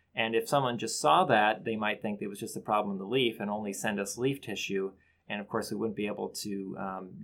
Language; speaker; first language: English; native; English